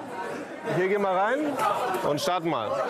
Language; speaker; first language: German; native; German